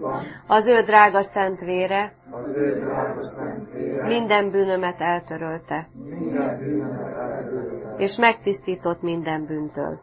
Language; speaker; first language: Hungarian; native; Hungarian